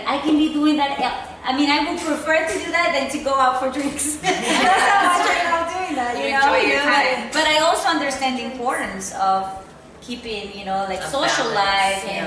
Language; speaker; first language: English; non-native, fluent; Spanish